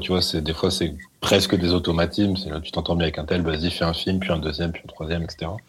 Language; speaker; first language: French; native; French